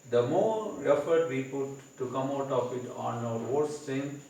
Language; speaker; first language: English; non-native, local second language; Tamil